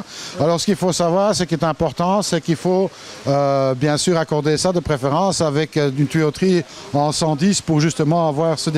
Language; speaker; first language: French; native; French